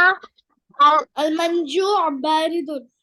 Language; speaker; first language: Arabic; non-native, learner; Urdu